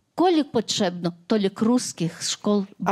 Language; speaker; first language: Czech; non-native, learner; Ukrainian